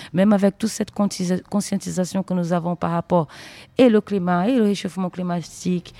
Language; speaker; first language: French; non-native, fluent; Portuguese